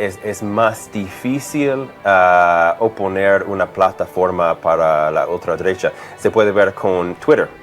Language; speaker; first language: Spanish; non-native, fluent; English